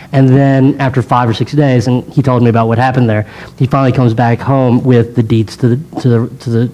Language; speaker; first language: English; native; English